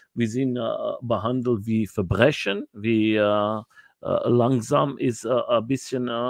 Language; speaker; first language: German; non-native, learner; Portuguese